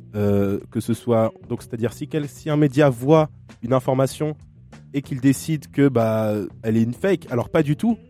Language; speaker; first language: French; native; French